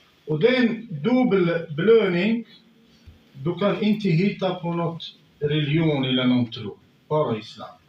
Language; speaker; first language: Swedish; non-native, fluent; Arabic